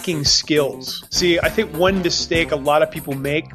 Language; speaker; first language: English; native; English